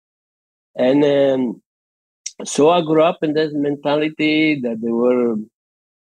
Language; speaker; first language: English; non-native, fluent; Spanish